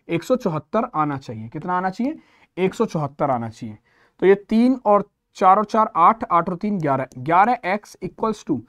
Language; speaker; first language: Hindi; native; Hindi